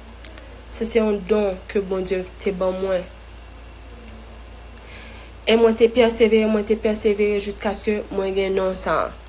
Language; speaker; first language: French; non-native, local second language; Haitian Creole